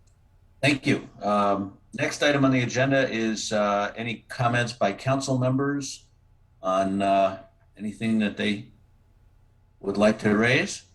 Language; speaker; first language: English; native; English